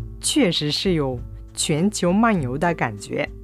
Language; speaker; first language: Chinese; non-native, fluent; Japanese